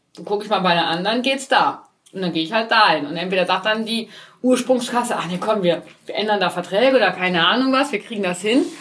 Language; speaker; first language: German; native; German